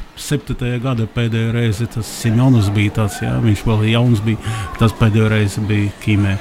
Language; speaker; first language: Latvian; non-native, local second language; Russian